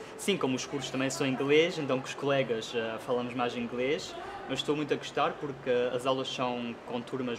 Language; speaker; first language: Portuguese; early bilingual, heritage; Portuguese